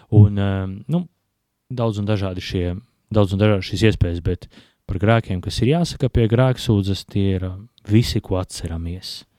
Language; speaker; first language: Latvian; native; Latvian